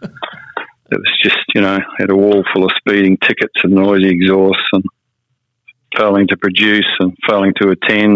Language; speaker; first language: English; native; English